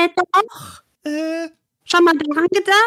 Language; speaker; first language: German; native; German